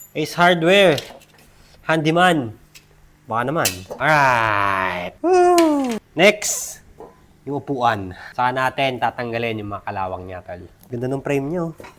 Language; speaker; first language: Filipino; non-native, local second language; Iloko